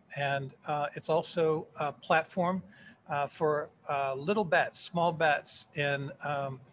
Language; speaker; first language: English; native; English